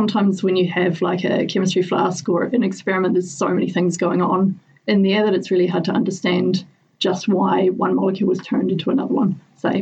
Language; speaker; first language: English; native; English